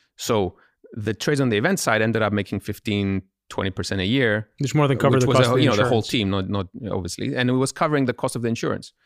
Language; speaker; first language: English; non-native, fluent; Greek